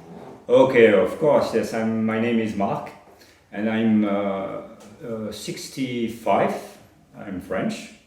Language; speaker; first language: English; non-native, fluent; French